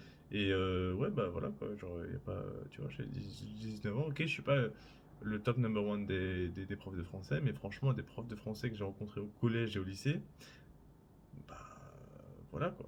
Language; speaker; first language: French; native; French